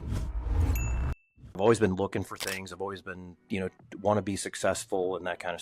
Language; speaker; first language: English; native; English